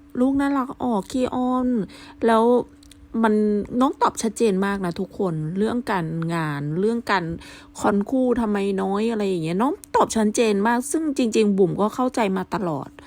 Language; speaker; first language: Thai; native; Thai